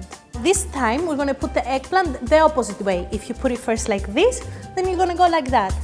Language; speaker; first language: English; non-native, fluent; Greek